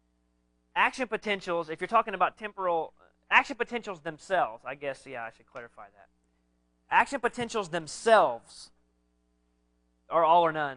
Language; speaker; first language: English; native; English